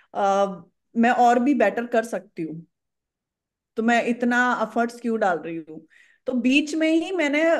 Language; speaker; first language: Hindi; native; Hindi